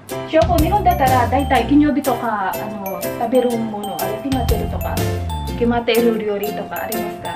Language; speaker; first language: Japanese; non-native, fluent; Filipino